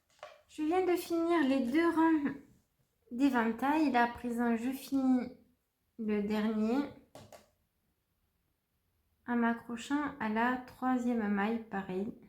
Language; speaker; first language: French; native; French